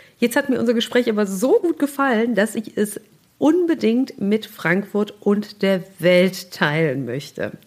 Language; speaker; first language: German; native; German